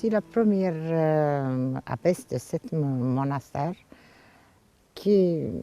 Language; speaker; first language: French; non-native, learner; Romanian